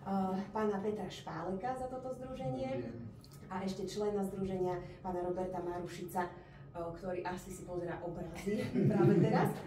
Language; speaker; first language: Slovak; native; Slovak